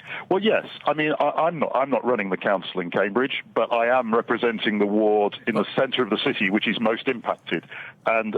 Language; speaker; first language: English; native; English